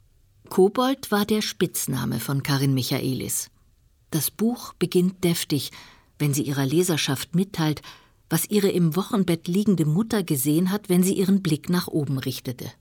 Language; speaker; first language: German; native; German